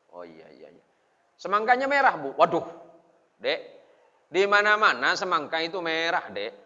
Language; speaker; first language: Indonesian; non-native, local second language; Madurese